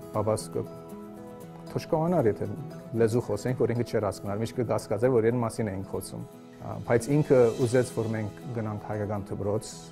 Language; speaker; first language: Armenian; early bilingual, heritage; Armenian